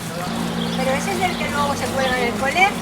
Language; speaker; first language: Spanish; native; Spanish